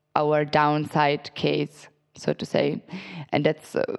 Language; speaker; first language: English; non-native, fluent; Italian